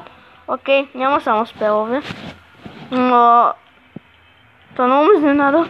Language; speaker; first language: Bulgarian; native; Bulgarian